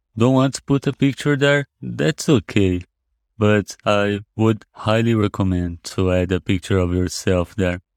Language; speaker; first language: English; non-native, fluent; Portuguese